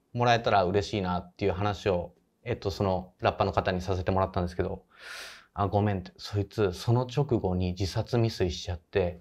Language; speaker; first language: Japanese; native; Japanese